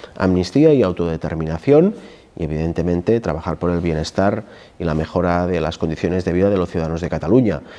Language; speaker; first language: Spanish; non-native, local second language; Catalan